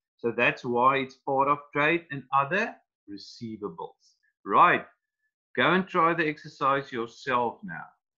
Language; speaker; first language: English; non-native, local second language; Afrikaans